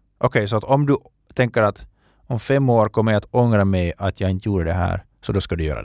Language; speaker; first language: Swedish; native; Swedish